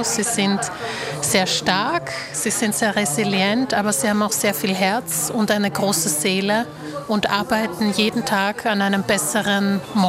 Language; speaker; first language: German; early bilingual, other home language; Slovak